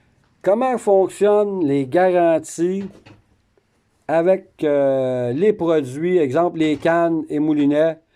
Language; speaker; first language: French; native; French